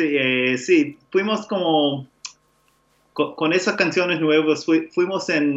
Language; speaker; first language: Spanish; non-native, learner; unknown